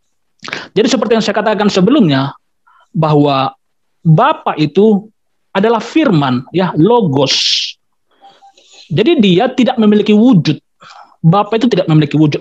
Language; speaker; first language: Indonesian; native; Indonesian